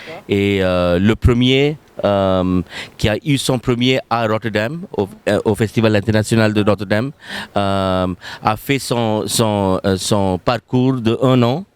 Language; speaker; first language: French; non-native, fluent; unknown